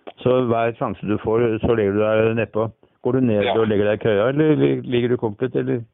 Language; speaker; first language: Norwegian; native; Norwegian